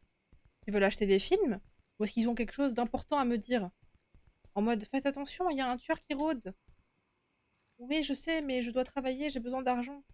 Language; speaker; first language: French; native; French